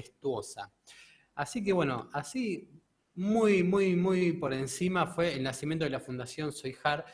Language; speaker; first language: Spanish; native; Spanish